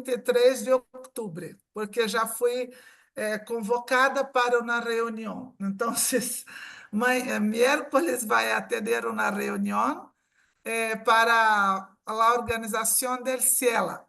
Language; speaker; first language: Portuguese; non-native, fluent; Spanish